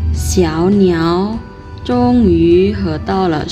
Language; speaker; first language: Chinese; non-native, fluent; Indonesian